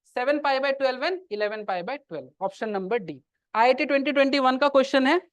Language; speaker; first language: Hindi; non-native, local second language; Assamese